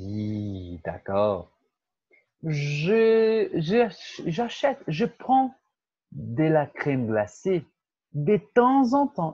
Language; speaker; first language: French; non-native, fluent; Portuguese